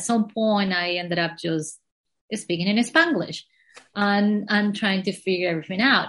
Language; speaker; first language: English; non-native, fluent; Spanish